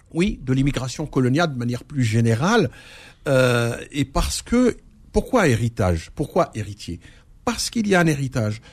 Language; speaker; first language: French; early bilingual, other home language; Arabic